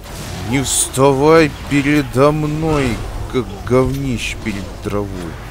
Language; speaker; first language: Russian; native; Russian